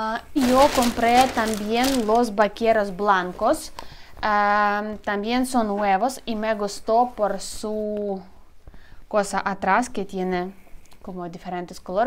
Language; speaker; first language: Spanish; non-native, learner; Ukrainian